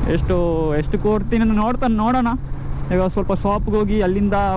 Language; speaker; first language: Kannada; non-native, local second language; Tulu